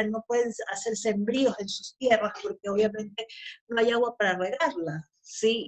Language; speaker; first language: Spanish; native; Spanish